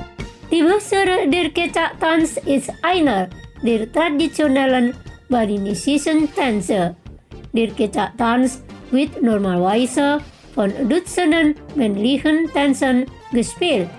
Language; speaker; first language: German; non-native, fluent; Indonesian